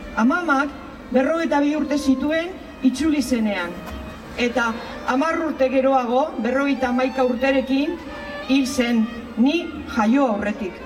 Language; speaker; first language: Basque; native; Basque